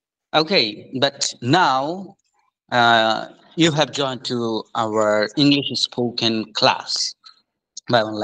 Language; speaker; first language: English; non-native, fluent; Bangla